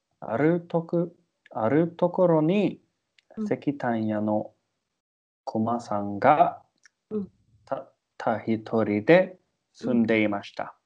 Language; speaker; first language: Japanese; non-native, learner; English